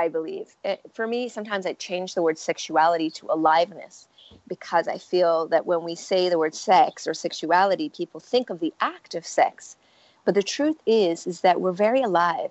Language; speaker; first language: English; early bilingual, other home language; French